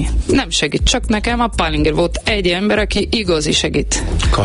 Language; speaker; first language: Hungarian; non-native, learner; Portuguese